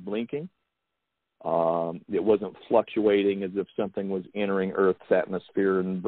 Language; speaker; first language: English; native; English